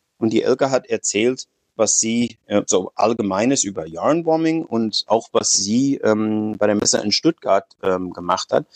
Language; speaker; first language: German; non-native, fluent; English